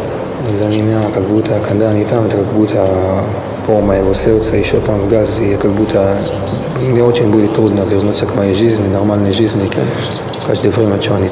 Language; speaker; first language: Russian; early bilingual, heritage; Russian